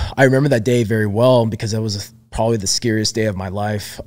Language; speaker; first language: English; native; English